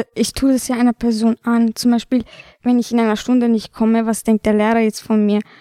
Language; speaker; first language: German; early bilingual, other home language; Albanian